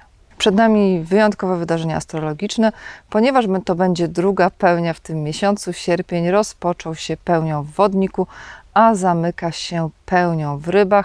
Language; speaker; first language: Polish; native; Polish